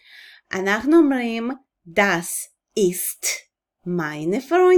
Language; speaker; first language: German; non-native, fluent; Hebrew